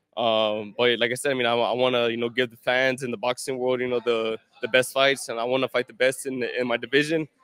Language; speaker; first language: English; early bilingual, other home language; Spanish